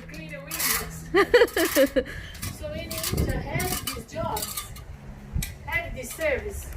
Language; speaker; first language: English; non-native, learner; Portuguese